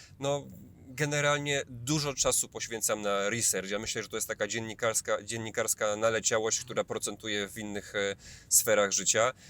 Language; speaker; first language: Polish; native; Polish